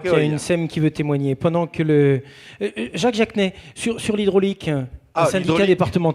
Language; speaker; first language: French; native; French